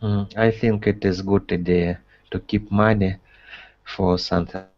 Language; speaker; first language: English; non-native, learner; Russian